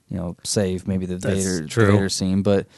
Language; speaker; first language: English; native; English